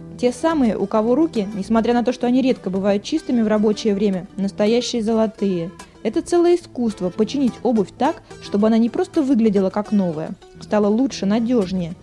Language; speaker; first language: Russian; native; Russian